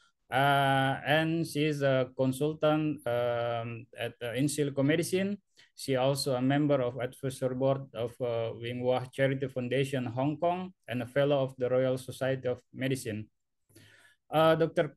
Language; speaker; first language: English; non-native, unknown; Indonesian